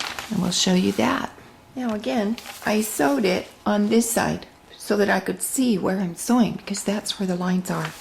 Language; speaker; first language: English; native; English